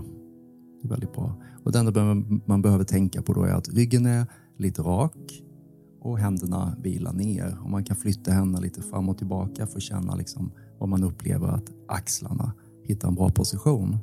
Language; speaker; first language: Swedish; native; Swedish